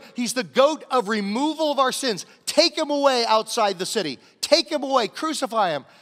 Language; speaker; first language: English; native; English